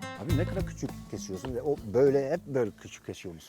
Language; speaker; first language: Turkish; non-native, fluent; Dutch